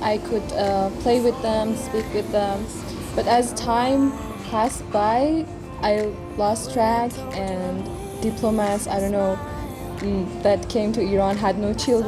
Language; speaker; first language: English; non-native, fluent; Persian